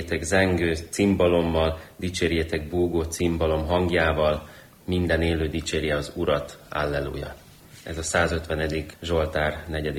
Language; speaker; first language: Hungarian; early bilingual, other home language; Ukrainian